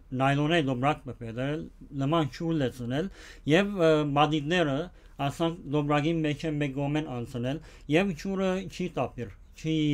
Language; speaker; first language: Armenian; early bilingual, heritage; Armenian